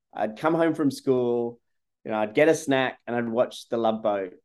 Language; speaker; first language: English; native; English